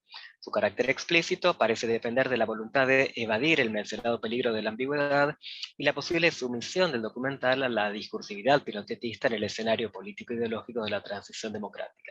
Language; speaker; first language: Spanish; native; Spanish